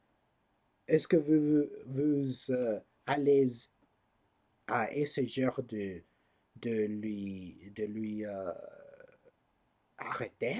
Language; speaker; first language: French; non-native, learner; English